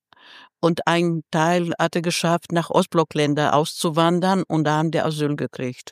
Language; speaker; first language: German; non-native, fluent; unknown